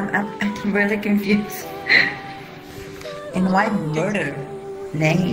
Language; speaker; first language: English; non-native, fluent; Portuguese